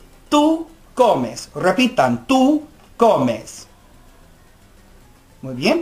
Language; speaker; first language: Spanish; non-native, fluent; English